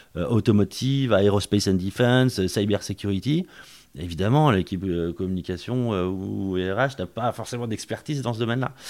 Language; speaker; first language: French; native; French